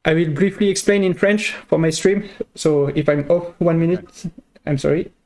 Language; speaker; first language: English; non-native, fluent; French